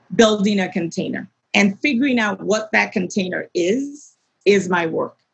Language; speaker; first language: English; native; English